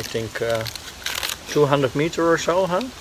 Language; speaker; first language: English; non-native, learner; Dutch